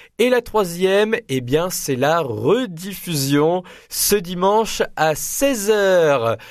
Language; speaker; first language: French; native; French